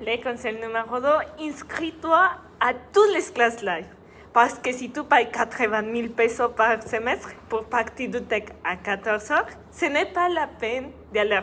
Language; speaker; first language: French; non-native, learner; Spanish